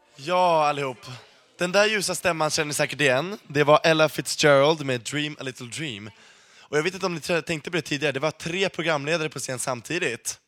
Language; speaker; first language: Swedish; native; Swedish